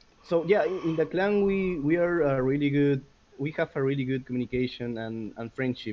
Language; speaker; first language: English; non-native, learner; Spanish